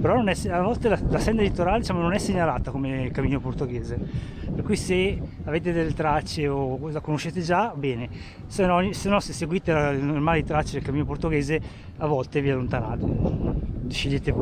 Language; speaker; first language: Italian; native; Italian